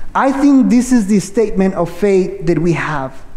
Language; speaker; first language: English; non-native, fluent; Spanish